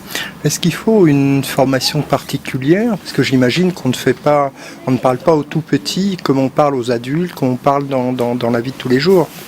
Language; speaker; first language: French; native; French